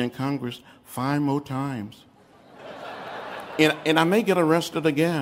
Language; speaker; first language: English; native; English